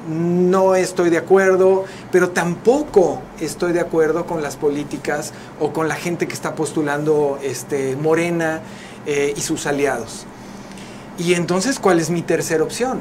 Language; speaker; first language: Spanish; native; Spanish